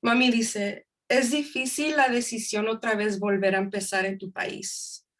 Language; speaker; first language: Spanish; early bilingual, heritage; Spanish